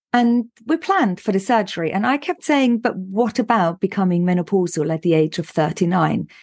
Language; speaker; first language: English; non-native, fluent; German